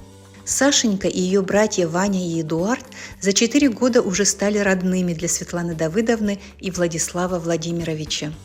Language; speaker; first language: Russian; native; Russian